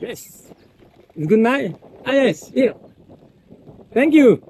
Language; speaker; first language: English; non-native, learner; French